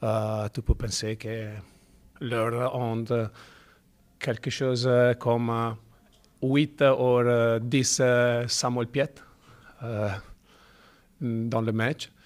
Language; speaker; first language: French; non-native, fluent; Italian